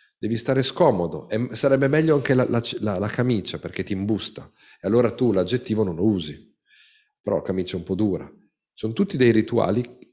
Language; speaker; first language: Italian; native; Italian